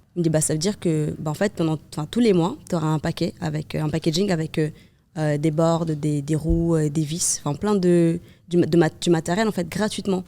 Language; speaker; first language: French; non-native, fluent; Kabuverdianu